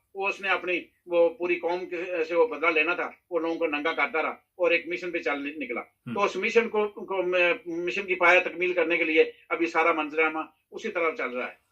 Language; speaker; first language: Urdu; non-native, local second language; Punjabi